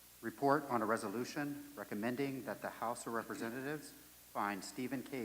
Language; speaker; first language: English; native; English